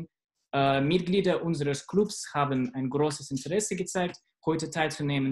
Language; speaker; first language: German; non-native, fluent; Russian